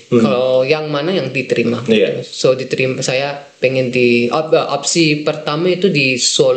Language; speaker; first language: Indonesian; non-native, fluent; Dutch